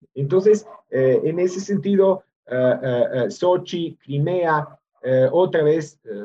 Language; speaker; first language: Spanish; non-native, fluent; Serbian